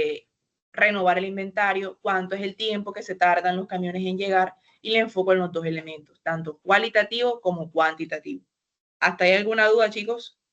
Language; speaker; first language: Spanish; native; Spanish